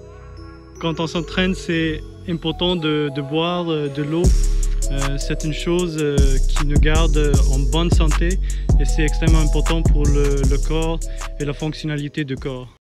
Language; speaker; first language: French; non-native, fluent; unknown